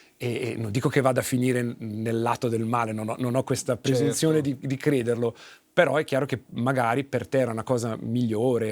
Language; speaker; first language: Italian; native; Italian